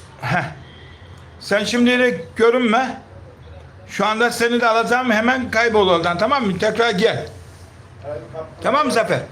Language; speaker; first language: Turkish; native; Turkish